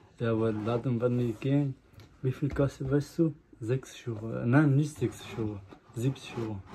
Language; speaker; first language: German; non-native, learner; Somali